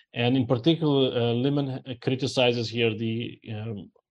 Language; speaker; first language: English; non-native, fluent; Ukrainian